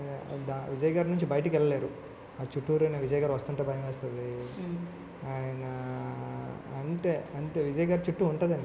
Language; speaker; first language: Telugu; native; Telugu